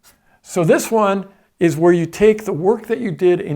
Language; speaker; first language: English; native; English